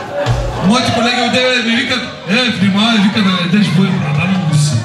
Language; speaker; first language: Bulgarian; non-native, local second language; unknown